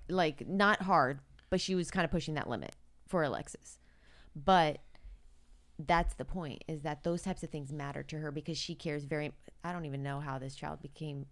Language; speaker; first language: English; native; English